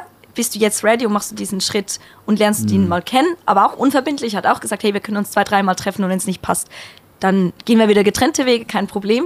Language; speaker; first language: German; native; German